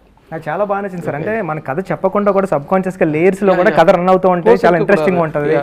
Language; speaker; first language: Telugu; native; Telugu